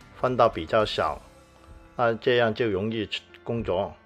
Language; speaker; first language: Chinese; non-native, local second language; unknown